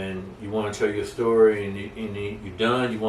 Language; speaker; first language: English; native; English